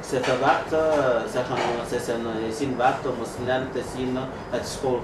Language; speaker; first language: Dutch; non-native, learner; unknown